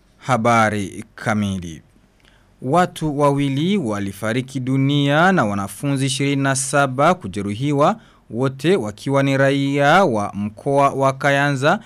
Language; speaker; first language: Swahili; non-native, local second language; Rundi